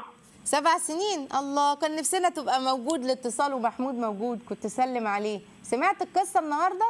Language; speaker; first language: Arabic; native; Arabic